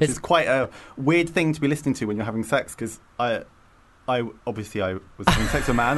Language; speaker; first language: English; native; English